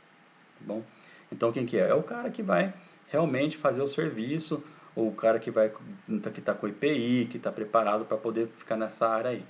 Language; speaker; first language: Portuguese; native; Portuguese